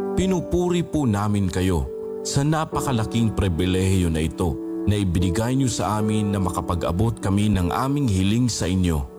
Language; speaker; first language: Filipino; non-native, local second language; Aklanon